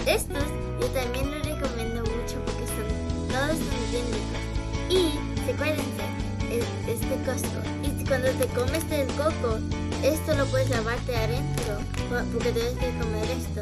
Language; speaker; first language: Spanish; early bilingual, heritage; Spanish